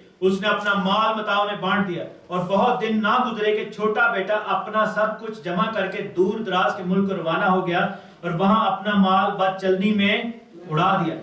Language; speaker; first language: Urdu; non-native, local second language; Pashto